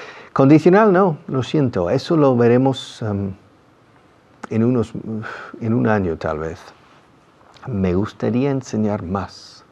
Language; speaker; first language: Spanish; non-native, fluent; English